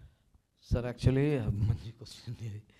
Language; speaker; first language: Telugu; non-native, learner; Malayalam